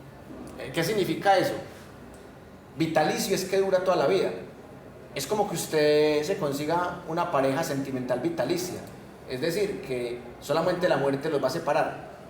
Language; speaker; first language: Spanish; native; Spanish